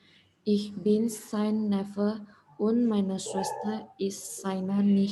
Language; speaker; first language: German; non-native, learner; Indonesian